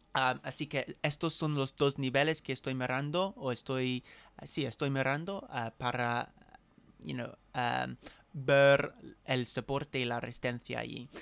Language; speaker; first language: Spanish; non-native, learner; English